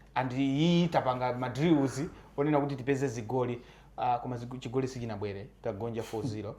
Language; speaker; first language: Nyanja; native; Nyanja